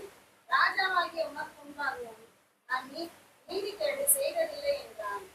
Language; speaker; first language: Tamil; native; Tamil